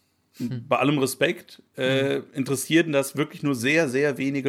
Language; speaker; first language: German; native; German